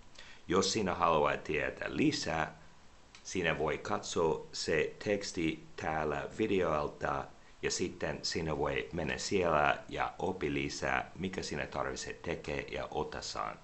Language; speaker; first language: Finnish; non-native, learner; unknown